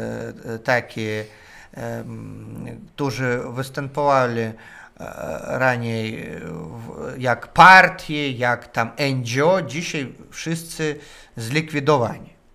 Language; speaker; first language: Polish; non-native, learner; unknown